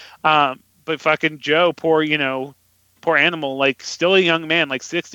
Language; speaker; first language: English; native; English